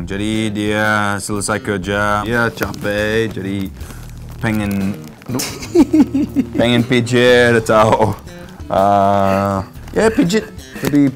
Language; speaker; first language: Indonesian; non-native, learner; English